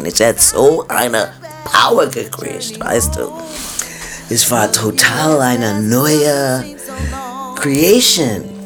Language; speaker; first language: German; non-native, fluent; English